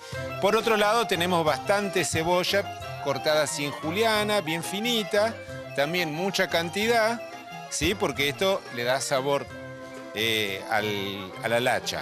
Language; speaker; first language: Spanish; native; Spanish